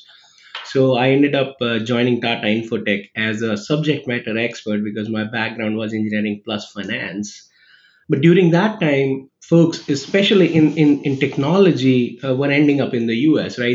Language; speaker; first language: English; non-native, local second language; Hindi